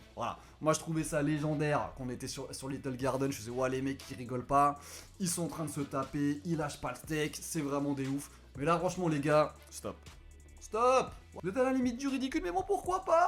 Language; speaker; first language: French; native; French